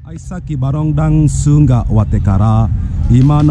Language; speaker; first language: Japanese; non-native, learner; Indonesian